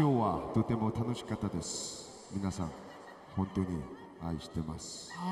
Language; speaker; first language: Japanese; non-native, learner; Korean